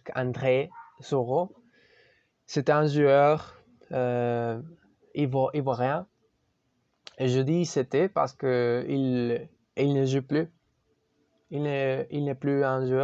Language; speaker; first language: French; non-native, learner; Spanish